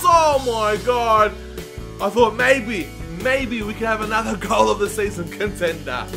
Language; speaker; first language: English; native; English